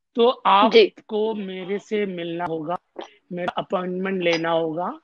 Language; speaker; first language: Hindi; native; Hindi